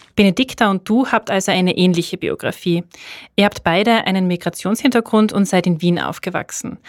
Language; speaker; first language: German; native; German